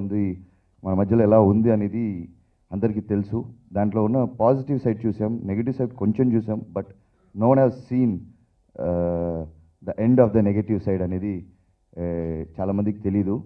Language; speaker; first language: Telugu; native; Telugu